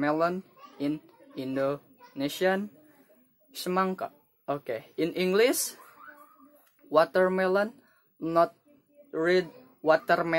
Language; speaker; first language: English; non-native, learner; Indonesian